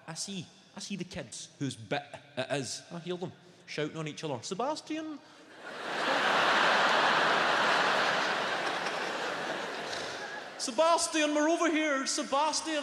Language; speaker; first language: English; native; English